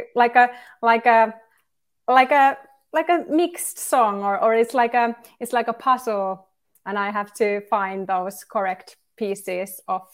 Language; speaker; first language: English; non-native, fluent; Finnish